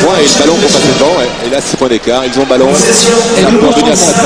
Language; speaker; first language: French; native; French